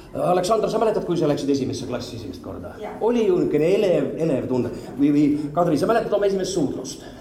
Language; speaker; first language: Estonian; native; Estonian